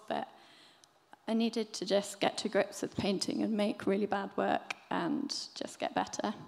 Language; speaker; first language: English; native; English